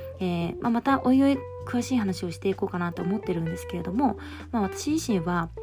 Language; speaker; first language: Japanese; native; Japanese